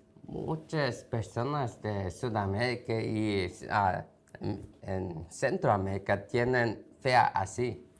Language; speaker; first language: Spanish; non-native, fluent; Korean